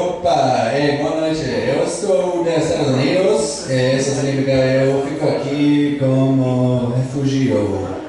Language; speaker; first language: Portuguese; non-native, learner; English